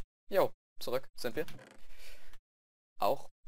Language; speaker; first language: German; native; German